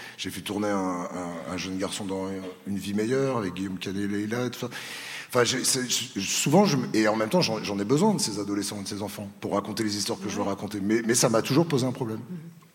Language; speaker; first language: French; native; French